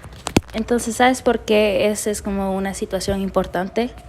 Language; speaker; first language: Spanish; early bilingual, heritage; Spanish